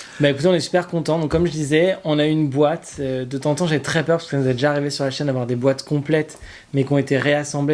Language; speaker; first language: French; native; French